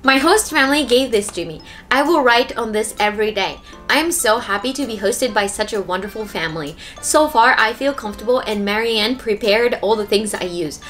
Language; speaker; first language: English; non-native, fluent; Japanese